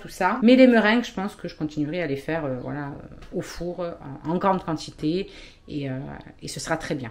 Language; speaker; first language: French; native; French